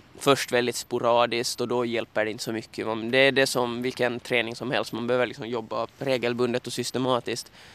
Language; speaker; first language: Swedish; native; Swedish